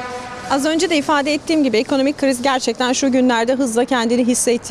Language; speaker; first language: Turkish; native; Turkish